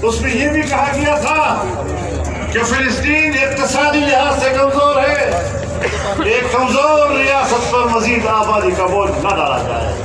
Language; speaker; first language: Urdu; non-native, local second language; Pashto